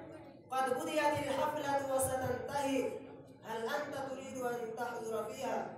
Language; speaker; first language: Arabic; non-native, learner; Urdu